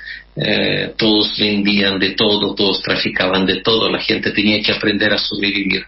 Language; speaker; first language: Spanish; non-native, fluent; Russian